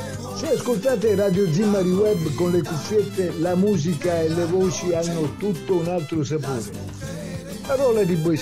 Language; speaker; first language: Italian; native; Italian